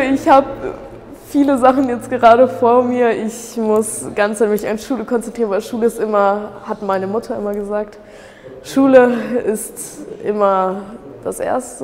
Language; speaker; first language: German; early bilingual, other home language; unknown